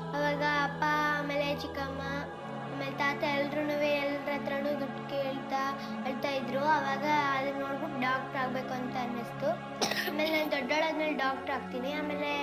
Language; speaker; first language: Kannada; native; Kannada